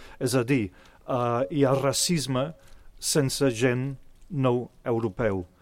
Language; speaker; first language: Catalan; non-native, fluent; English